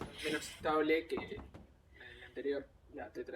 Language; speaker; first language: Spanish; native; Spanish